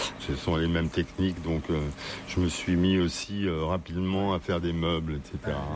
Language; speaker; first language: French; native; French